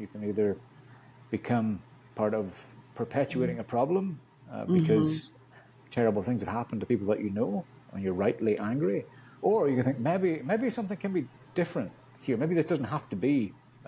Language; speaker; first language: English; native; English